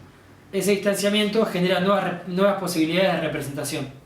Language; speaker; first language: Spanish; native; Spanish